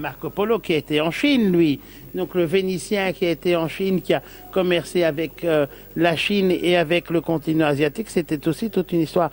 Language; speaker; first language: French; native; French